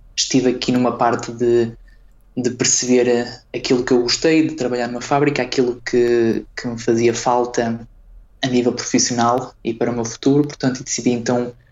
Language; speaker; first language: Portuguese; native; Portuguese